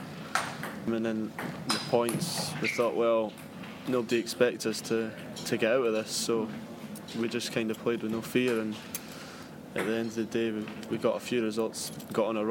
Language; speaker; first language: English; native; English